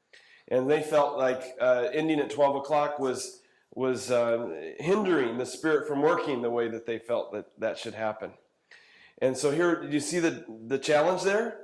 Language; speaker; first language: English; native; English